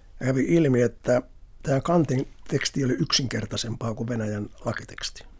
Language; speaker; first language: Finnish; native; Finnish